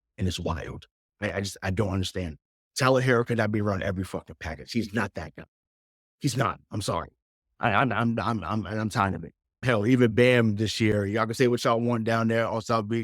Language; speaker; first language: English; native; English